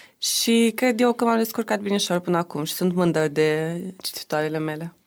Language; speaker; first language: Romanian; native; Romanian